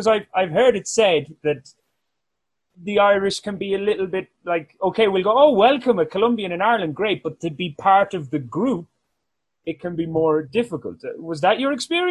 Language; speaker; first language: English; native; English